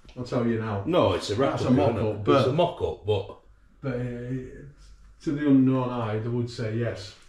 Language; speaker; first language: English; native; English